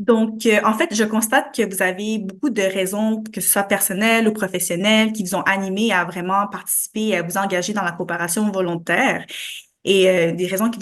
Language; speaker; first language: French; native; French